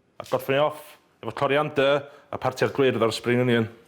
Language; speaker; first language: Welsh; native; Welsh